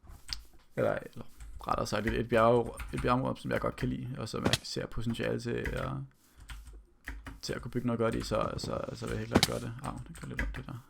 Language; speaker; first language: Danish; native; Danish